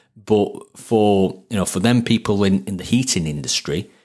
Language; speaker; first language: English; native; English